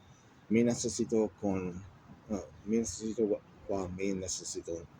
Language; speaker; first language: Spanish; non-native, learner; English